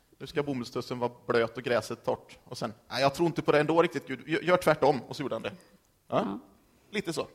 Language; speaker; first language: Swedish; native; Swedish